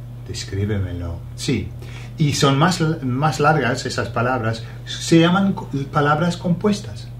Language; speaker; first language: Spanish; non-native, fluent; English